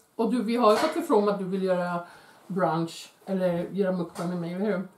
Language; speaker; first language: Swedish; native; Swedish